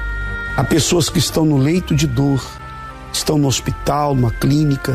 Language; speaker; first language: Portuguese; native; Portuguese